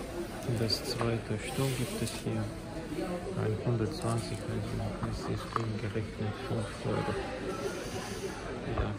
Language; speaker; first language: German; non-native, fluent; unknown